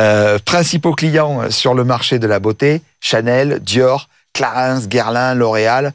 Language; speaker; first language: French; native; French